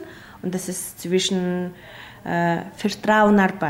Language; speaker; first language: German; non-native, learner; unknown